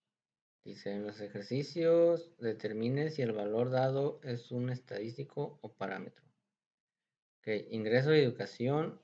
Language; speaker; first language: Spanish; native; Spanish